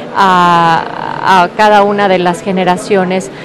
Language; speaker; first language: Spanish; native; Spanish